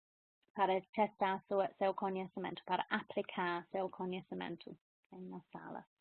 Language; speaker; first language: Portuguese; non-native, fluent; English